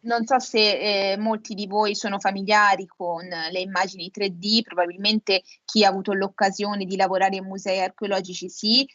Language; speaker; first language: Italian; native; Italian